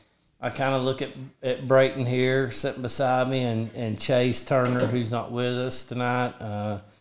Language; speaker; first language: English; native; English